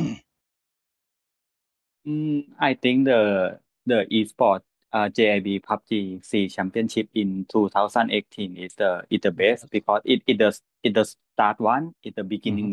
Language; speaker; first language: English; non-native, learner; Thai